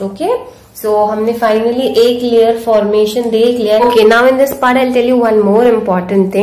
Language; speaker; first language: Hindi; native; Hindi